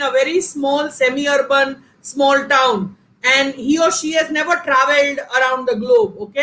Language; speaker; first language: English; non-native, local second language; Gujarati